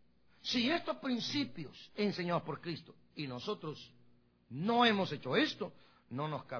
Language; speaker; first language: Spanish; native; Spanish